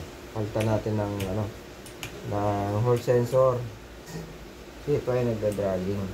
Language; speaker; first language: Filipino; native; Filipino